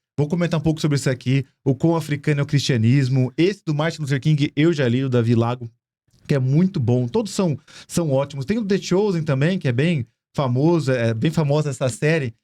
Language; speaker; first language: Portuguese; native; Portuguese